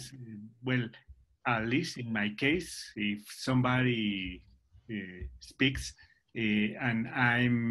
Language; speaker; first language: English; non-native, learner; Spanish